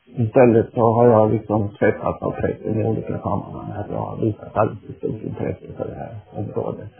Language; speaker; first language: Swedish; native; Swedish